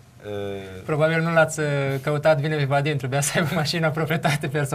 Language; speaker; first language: Romanian; native; Romanian